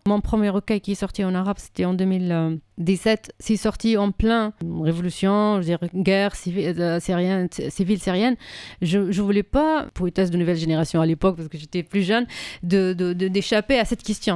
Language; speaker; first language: French; non-native, fluent; Arabic